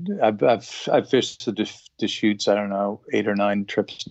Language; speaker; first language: English; native; English